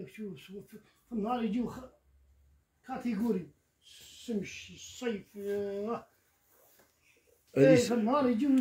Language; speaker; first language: Arabic; native; Arabic